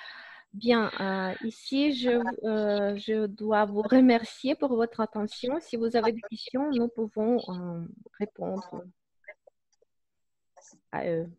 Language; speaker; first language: French; non-native, fluent; Russian